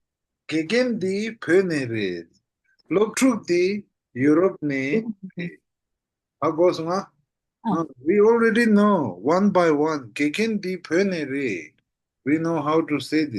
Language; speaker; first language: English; non-native, fluent; Tibetan